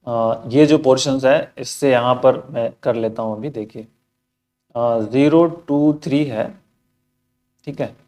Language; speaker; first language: Hindi; native; Hindi